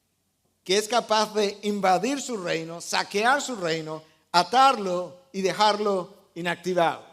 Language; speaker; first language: Spanish; native; Spanish